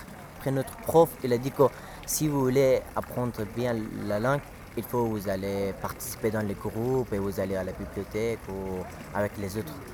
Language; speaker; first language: French; non-native, learner; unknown